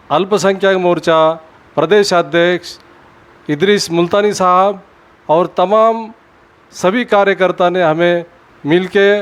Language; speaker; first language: Hindi; non-native, local second language; Urdu